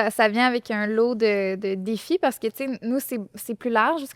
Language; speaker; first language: French; native; French